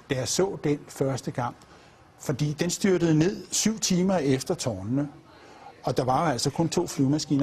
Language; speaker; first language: Danish; native; Danish